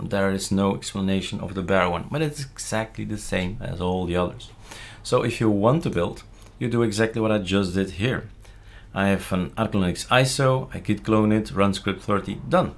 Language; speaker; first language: English; non-native, fluent; Dutch